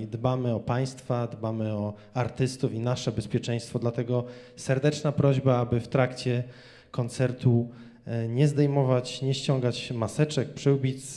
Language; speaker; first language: Polish; native; Polish